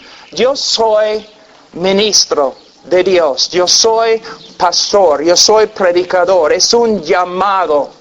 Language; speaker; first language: Spanish; non-native, fluent; English